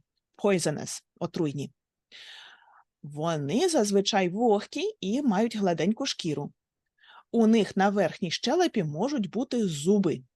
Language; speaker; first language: Ukrainian; native; Ukrainian